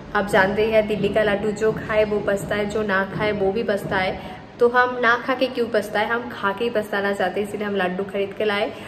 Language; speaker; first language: Hindi; non-native, local second language; Bangla